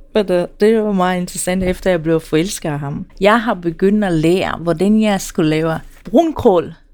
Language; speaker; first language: Danish; non-native, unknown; Swahili